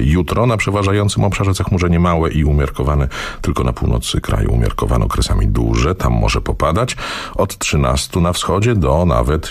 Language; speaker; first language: Polish; native; Polish